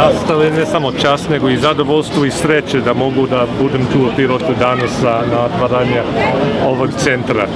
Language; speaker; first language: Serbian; non-native, fluent; English